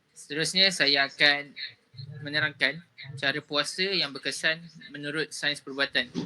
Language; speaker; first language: Malay; native; Malay